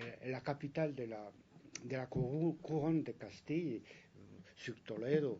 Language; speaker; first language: French; non-native, fluent; Spanish